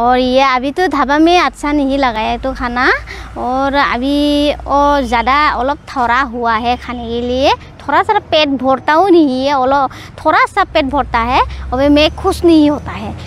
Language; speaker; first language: Hindi; non-native, local second language; Assamese